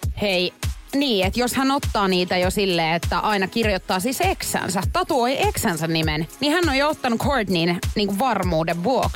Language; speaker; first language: Finnish; native; Finnish